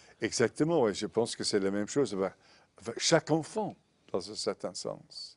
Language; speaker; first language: French; non-native, fluent; English